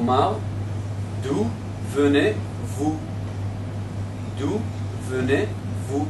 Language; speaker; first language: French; non-native, fluent; Hebrew